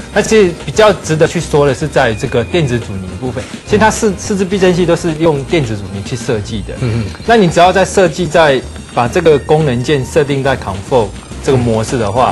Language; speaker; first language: Chinese; native; Chinese